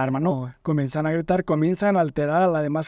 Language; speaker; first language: Spanish; native; Spanish